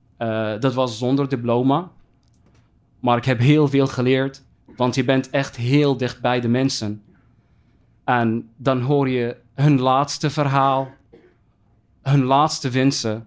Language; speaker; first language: Dutch; non-native, fluent; Arabic